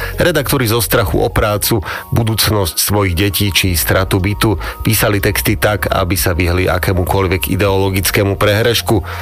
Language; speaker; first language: Slovak; native; Slovak